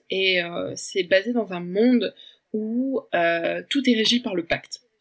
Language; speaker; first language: French; early bilingual, other home language; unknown